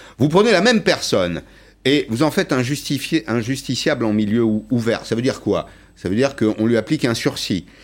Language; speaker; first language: French; native; French